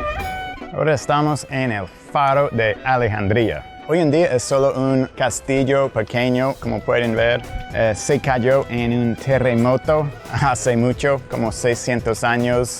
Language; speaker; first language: Spanish; non-native, fluent; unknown